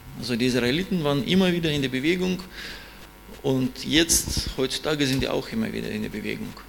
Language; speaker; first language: German; non-native, fluent; Russian